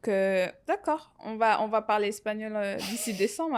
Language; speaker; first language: French; native; French